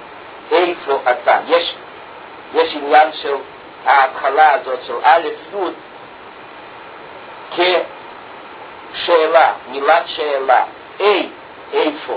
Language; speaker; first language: Hebrew; non-native, fluent; Russian